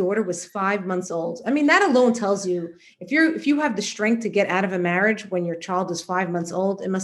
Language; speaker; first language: English; native; English